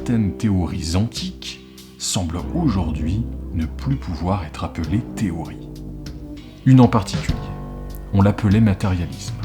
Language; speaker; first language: French; native; French